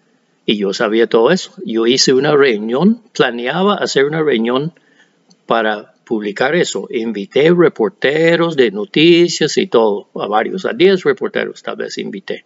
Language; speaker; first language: Spanish; non-native, fluent; English